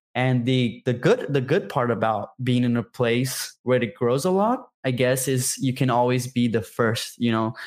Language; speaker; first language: English; non-native, fluent; Portuguese